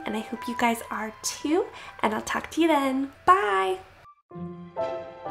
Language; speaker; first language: English; native; English